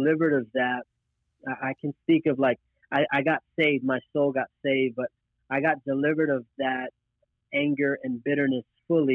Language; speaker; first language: English; native; English